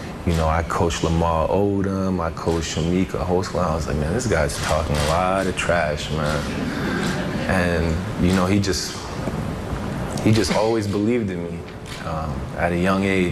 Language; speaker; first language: English; early bilingual, other home language; French